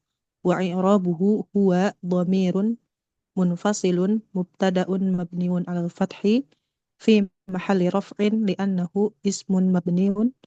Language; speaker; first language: Arabic; non-native, learner; Indonesian